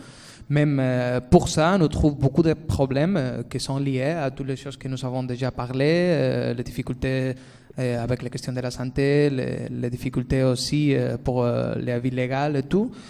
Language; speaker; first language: French; non-native, fluent; Spanish